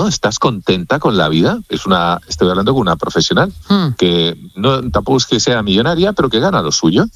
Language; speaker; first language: Spanish; native; Spanish